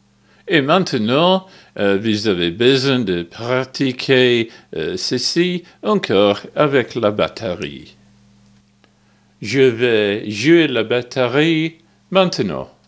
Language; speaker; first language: French; non-native, learner; English